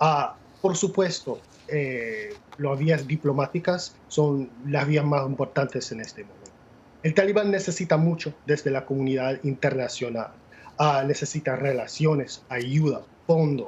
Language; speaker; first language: Spanish; non-native, fluent; English